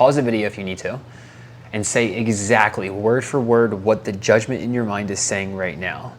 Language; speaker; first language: English; native; English